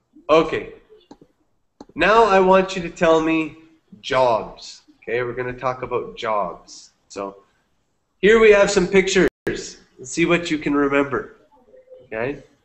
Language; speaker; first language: English; native; English